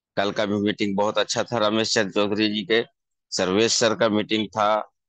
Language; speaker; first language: Hindi; native; Hindi